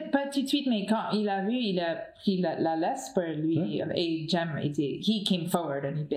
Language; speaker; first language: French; non-native, learner; English